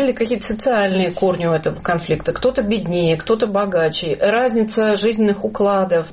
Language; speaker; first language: Russian; native; Russian